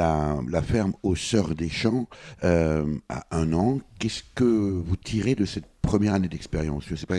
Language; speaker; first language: French; native; French